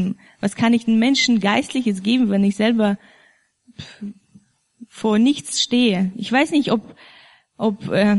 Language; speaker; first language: German; non-native, fluent; Russian